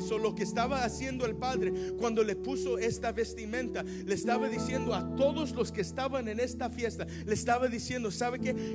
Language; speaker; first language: Spanish; early bilingual, heritage; Spanish